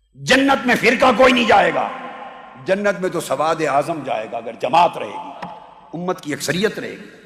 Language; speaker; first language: Urdu; non-native, local second language; Punjabi